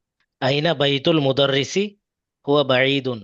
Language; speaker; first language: Arabic; non-native, learner; Urdu